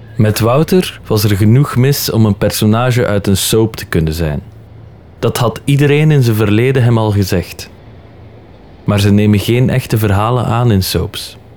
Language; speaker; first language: Dutch; native; Dutch